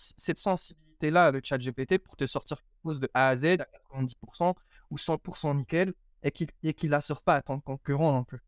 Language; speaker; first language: French; non-native, local second language; Arabic